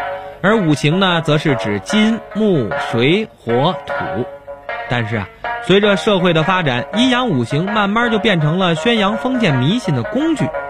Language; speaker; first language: Chinese; native; Chinese